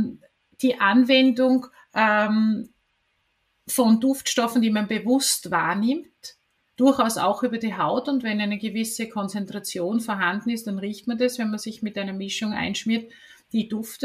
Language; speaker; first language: German; native; German